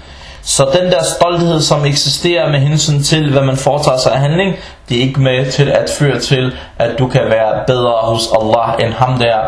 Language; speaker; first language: Danish; early bilingual, other home language; Arabic